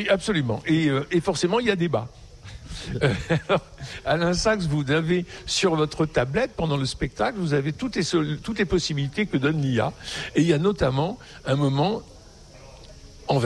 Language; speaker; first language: French; native; French